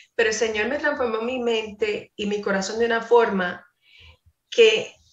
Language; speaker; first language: Spanish; non-native, fluent; English